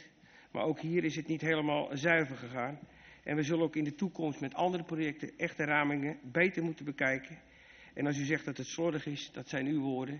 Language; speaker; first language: Dutch; native; Dutch